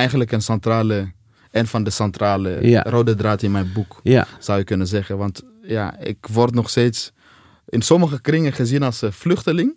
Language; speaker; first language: Dutch; non-native, fluent; Swahili